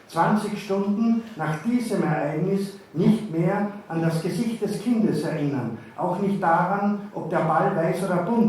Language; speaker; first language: German; native; German